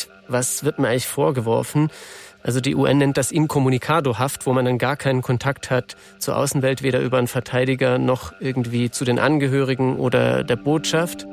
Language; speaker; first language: German; native; German